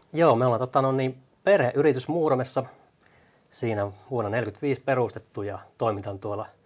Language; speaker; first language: Finnish; native; Finnish